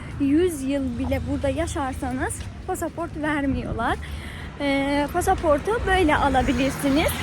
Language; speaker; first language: Turkish; non-native, fluent; Persian